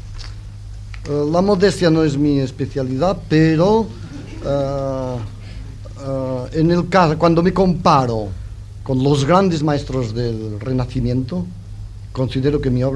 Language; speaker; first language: Spanish; non-native, local second language; Catalan